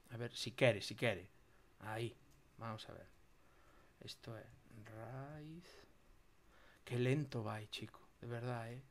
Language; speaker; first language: Galician; non-native, local second language; Spanish